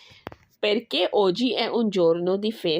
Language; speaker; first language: Italian; non-native, learner; Urdu